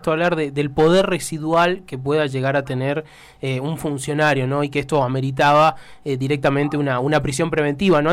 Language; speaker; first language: Spanish; native; Spanish